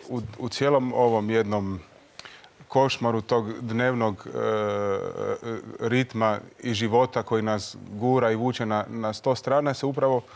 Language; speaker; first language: Croatian; native; Croatian